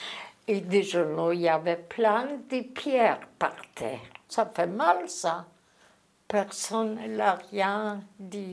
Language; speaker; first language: French; non-native, learner; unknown